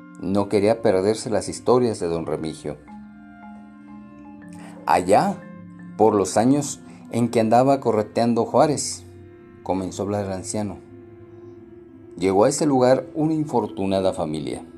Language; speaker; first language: Spanish; native; Spanish